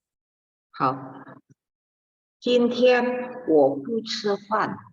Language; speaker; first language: Chinese; non-native, learner; Indonesian